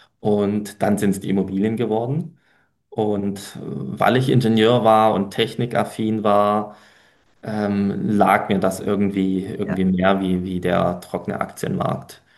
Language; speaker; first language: German; early bilingual, other home language; Polish